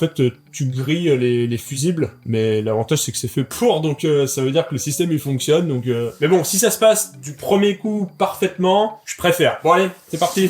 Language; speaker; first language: French; native; French